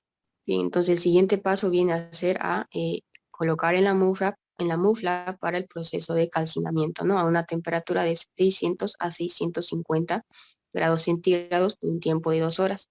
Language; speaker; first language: Spanish; native; Spanish